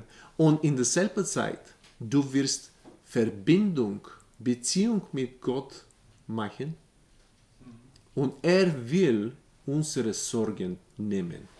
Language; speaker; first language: German; non-native, learner; Bulgarian